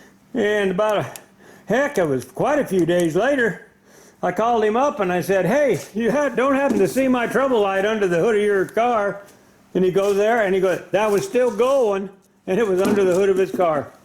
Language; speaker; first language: English; native; English